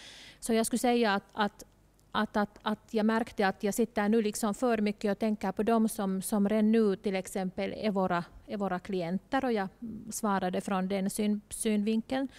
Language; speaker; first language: Swedish; non-native, local second language; Finnish